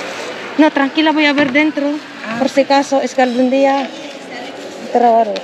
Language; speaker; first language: Spanish; non-native, fluent; Filipino